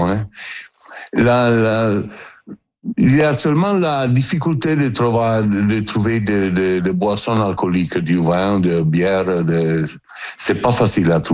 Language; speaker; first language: French; non-native, learner; Italian